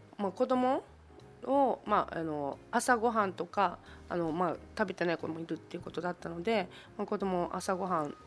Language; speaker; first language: Japanese; native; Japanese